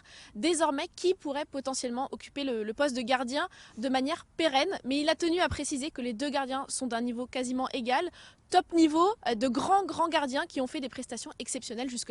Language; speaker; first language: French; native; French